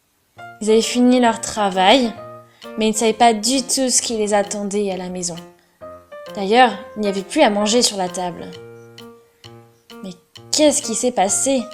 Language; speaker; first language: French; non-native, fluent; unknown